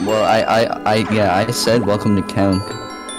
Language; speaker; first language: English; native; English